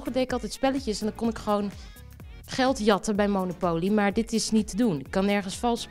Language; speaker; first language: Dutch; native; Dutch